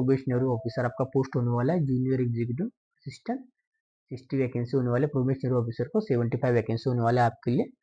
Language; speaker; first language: Hindi; non-native, local second language; Marathi